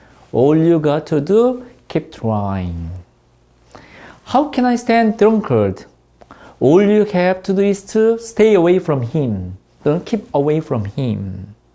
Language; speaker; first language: English; non-native, fluent; Korean